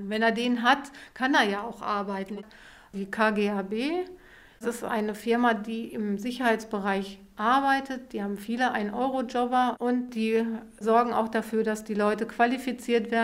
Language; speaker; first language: German; native; German